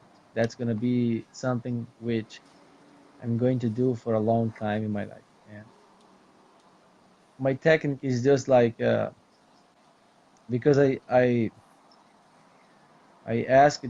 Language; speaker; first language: English; non-native, fluent; Portuguese